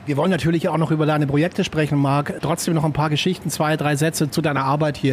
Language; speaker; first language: German; native; German